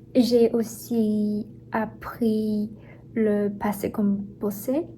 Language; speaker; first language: French; non-native, learner; Chinese